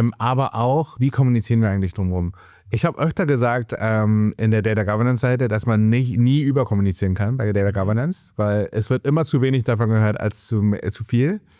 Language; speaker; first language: German; early bilingual, other home language; Chinese